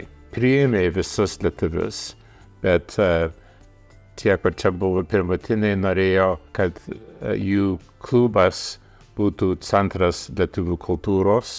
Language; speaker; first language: Lithuanian; early bilingual, heritage; Lithuanian